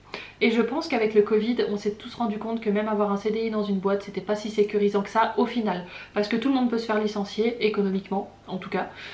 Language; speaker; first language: French; native; French